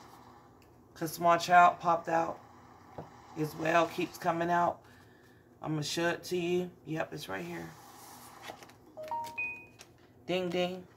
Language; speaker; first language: English; native; English